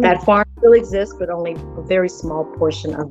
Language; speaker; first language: English; early bilingual, other home language; Spanish